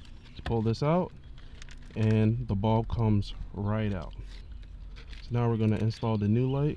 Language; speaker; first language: English; native; English